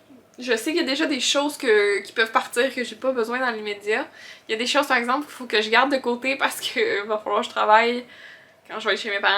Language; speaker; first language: French; native; French